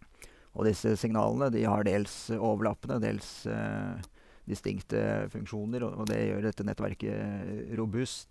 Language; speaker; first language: Norwegian; native; Norwegian